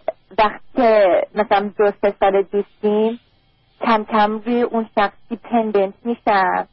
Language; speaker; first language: Persian; early bilingual, heritage; Persian